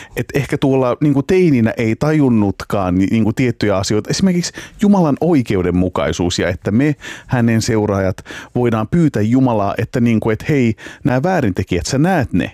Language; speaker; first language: Finnish; native; Finnish